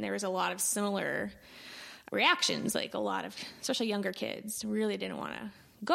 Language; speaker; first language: English; native; English